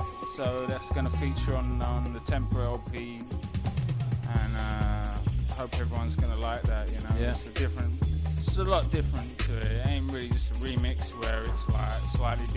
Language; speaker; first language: English; native; English